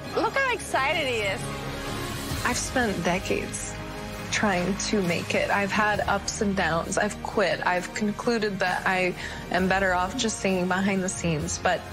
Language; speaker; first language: English; native; English